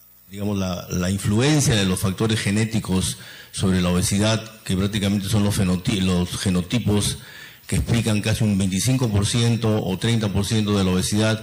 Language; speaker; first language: Spanish; native; Spanish